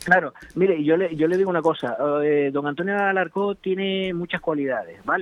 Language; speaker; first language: Spanish; native; Spanish